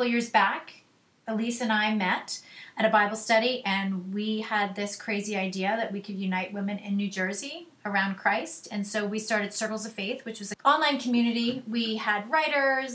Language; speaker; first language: English; native; English